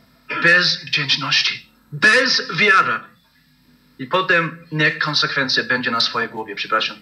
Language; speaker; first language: Polish; non-native, learner; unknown